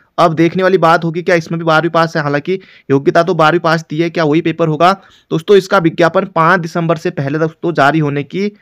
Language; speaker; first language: Hindi; native; Hindi